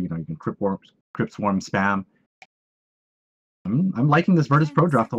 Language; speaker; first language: English; native; English